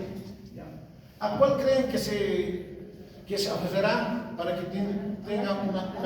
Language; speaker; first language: Spanish; native; Spanish